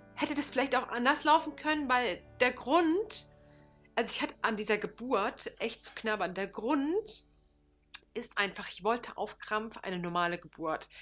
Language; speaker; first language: German; early bilingual, other home language; Turkish